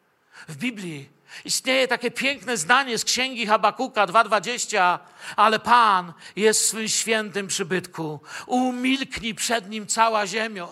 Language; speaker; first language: Polish; native; Polish